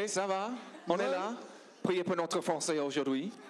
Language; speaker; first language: French; non-native, learner; English